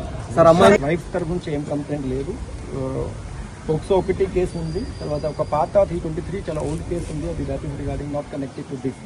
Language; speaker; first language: Telugu; non-native, local second language; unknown